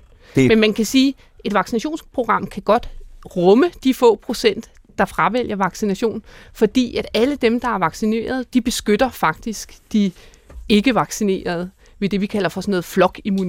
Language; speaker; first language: Danish; native; Danish